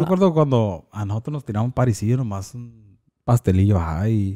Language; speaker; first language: Spanish; early bilingual, heritage; Spanish